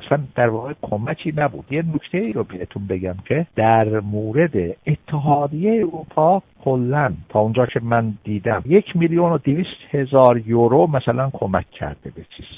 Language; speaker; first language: Persian; non-native, local second language; Azerbaijani